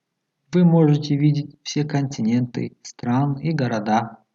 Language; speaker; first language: Russian; non-native, fluent; Tajik